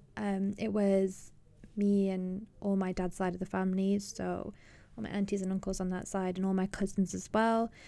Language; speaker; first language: English; early bilingual, other home language; Punjabi